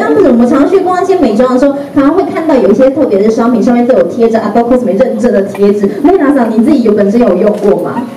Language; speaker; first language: Chinese; native; Chinese